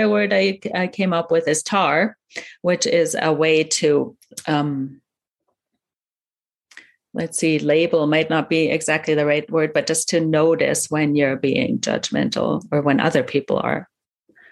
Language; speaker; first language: English; non-native, fluent; German